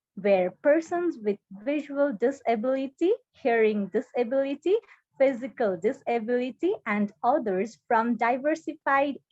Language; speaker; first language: English; non-native, local second language; Nepali